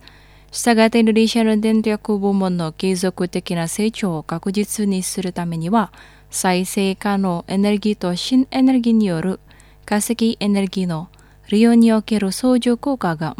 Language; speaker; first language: Japanese; non-native, fluent; Indonesian